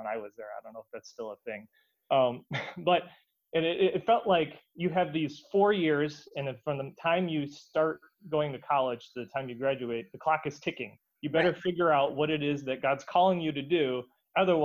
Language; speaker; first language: English; native; English